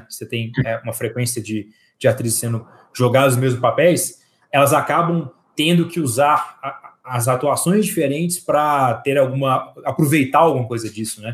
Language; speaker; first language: Portuguese; native; Portuguese